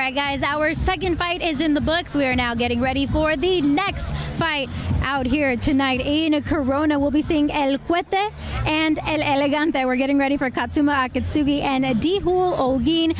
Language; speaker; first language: English; early bilingual, other home language; Spanish